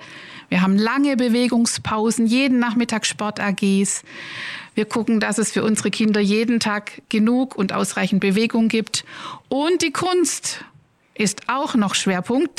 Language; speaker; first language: German; native; German